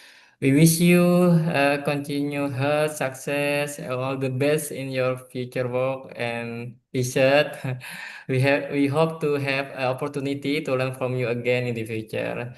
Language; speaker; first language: English; non-native, learner; Indonesian